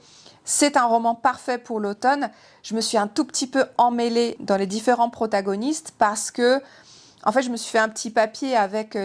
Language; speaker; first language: French; native; French